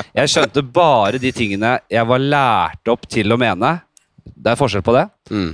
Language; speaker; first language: Norwegian; native; Norwegian